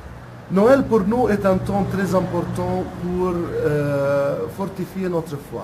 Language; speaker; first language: French; non-native, local second language; Arabic